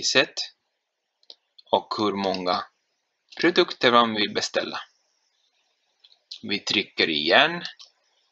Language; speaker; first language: Swedish; non-native, fluent; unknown